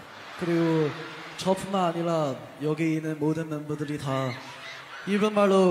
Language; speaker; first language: Korean; non-native, fluent; Chinese